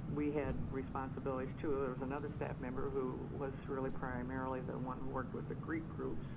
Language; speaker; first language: English; native; English